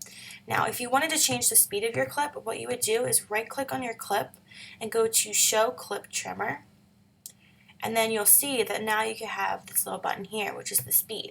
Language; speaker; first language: English; native; English